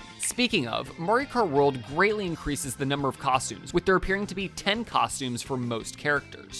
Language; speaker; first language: English; native; English